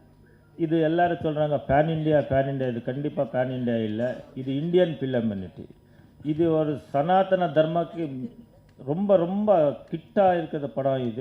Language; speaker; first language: Tamil; non-native, learner; Kannada